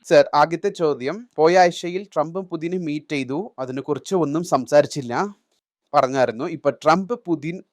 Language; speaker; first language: Malayalam; native; Malayalam